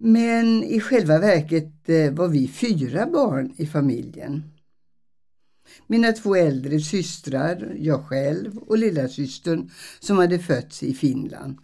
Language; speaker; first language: Swedish; early bilingual, other home language; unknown